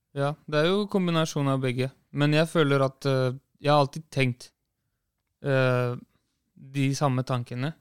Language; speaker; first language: Norwegian; early bilingual, other home language; Kurdish